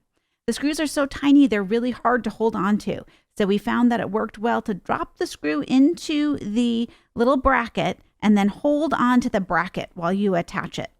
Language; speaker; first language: English; native; English